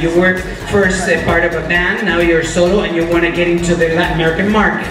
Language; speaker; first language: English; non-native, fluent; Spanish